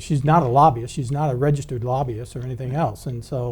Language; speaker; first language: English; native; English